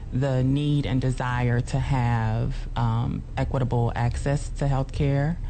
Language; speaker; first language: English; native; English